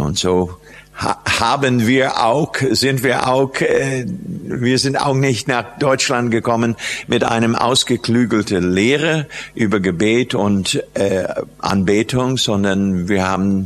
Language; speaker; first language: German; non-native, fluent; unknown